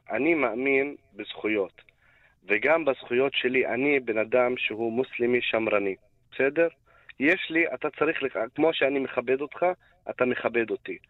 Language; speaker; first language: Hebrew; non-native, local second language; Arabic